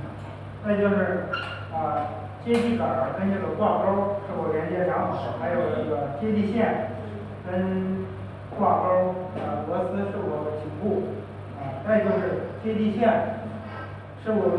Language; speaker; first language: Chinese; native; Chinese